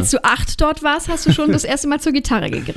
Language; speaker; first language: German; native; German